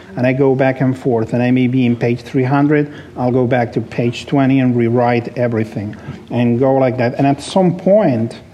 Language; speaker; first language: English; non-native, fluent; Spanish